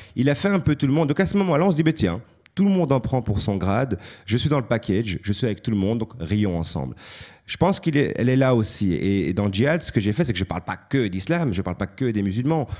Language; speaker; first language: French; native; French